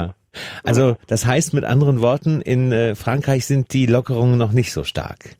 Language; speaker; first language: German; native; German